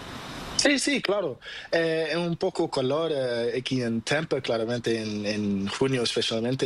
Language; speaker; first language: Spanish; non-native, learner; Portuguese